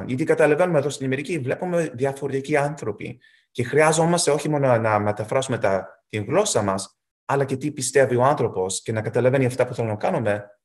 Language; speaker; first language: Greek; early bilingual, heritage; Greek